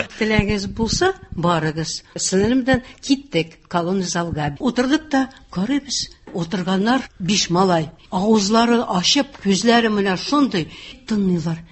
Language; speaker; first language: Tatar; early bilingual, heritage; Tatar